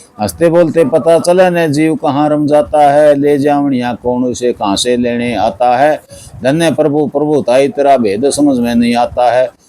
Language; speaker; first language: Hindi; native; Hindi